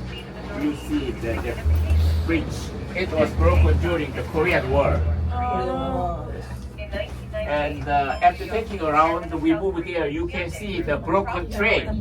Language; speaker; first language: English; non-native, fluent; Korean